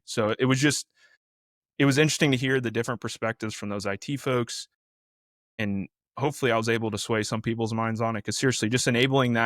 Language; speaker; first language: English; native; English